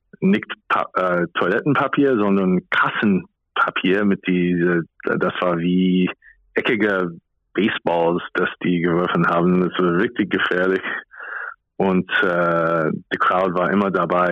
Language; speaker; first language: German; non-native, fluent; English